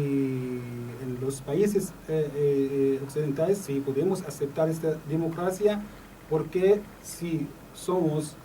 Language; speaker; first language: Spanish; non-native, learner; Arabic